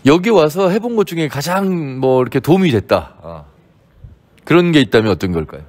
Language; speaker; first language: Korean; native; Korean